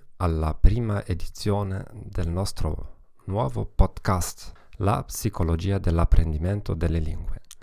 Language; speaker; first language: Italian; non-native, fluent; German